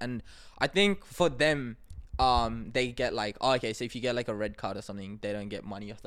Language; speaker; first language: English; non-native, local second language; Sinhala